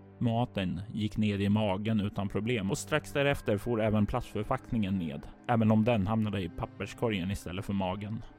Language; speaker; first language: Swedish; native; Swedish